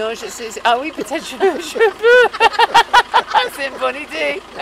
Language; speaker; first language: French; non-native, learner; English